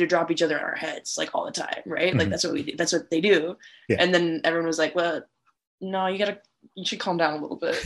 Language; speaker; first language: English; native; English